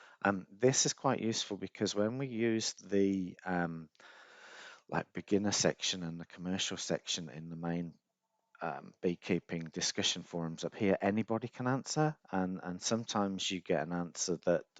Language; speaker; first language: English; native; English